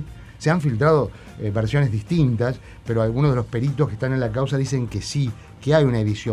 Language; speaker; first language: Spanish; native; Spanish